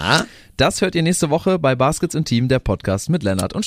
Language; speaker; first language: German; native; German